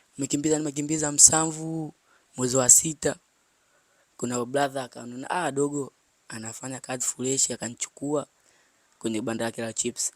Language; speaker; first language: Swahili; native; Swahili